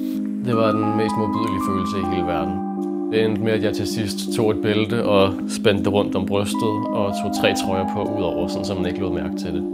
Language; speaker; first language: Danish; native; Danish